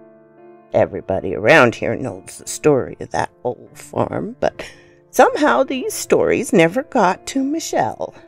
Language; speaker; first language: English; native; English